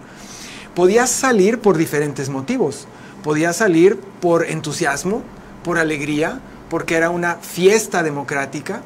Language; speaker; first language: Spanish; native; Spanish